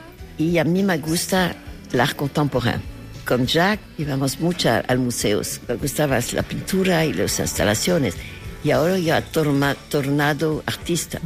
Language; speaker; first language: Spanish; non-native, learner; French